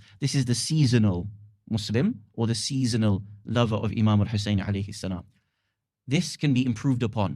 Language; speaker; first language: English; native; English